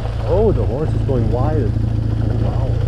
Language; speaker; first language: English; non-native, fluent; German